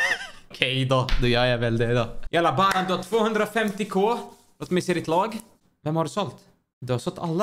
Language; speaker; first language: Swedish; native; Swedish